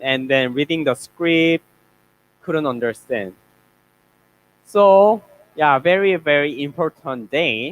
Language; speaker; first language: English; non-native, learner; Korean